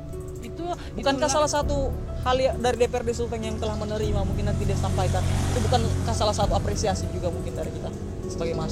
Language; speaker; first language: Indonesian; native; Indonesian